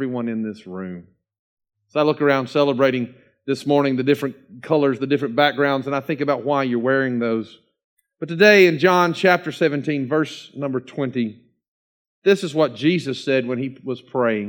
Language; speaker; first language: English; native; English